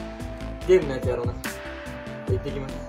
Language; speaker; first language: Japanese; native; Japanese